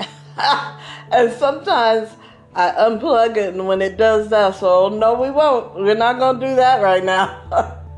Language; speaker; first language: English; native; English